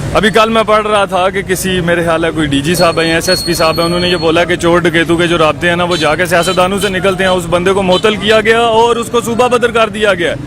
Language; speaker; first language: Urdu; non-native, local second language; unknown